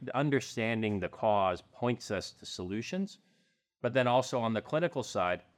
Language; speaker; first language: English; native; English